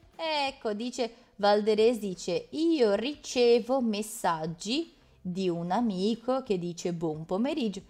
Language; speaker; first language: Italian; native; Italian